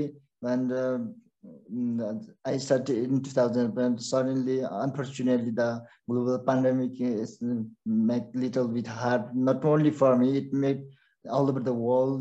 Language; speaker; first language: English; non-native, learner; Sherpa